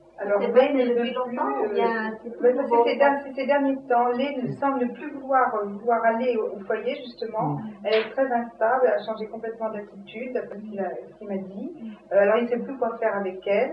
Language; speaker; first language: French; native; French